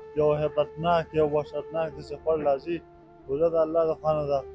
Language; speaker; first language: Pashto; native; Pashto